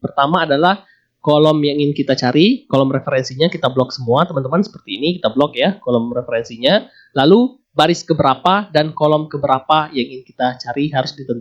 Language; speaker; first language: Indonesian; native; Indonesian